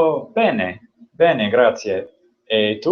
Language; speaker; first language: Italian; non-native, learner; English